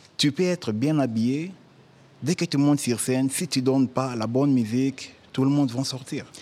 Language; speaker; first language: French; non-native, local second language; Lingala